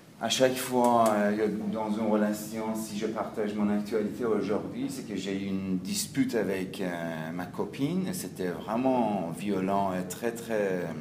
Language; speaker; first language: French; non-native, learner; Persian